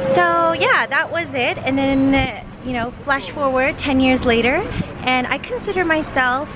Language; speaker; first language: English; native; English